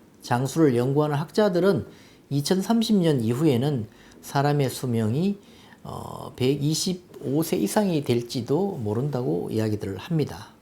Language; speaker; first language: Korean; native; Korean